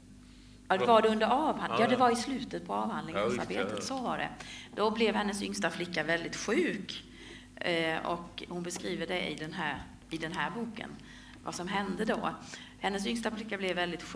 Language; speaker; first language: Swedish; native; Swedish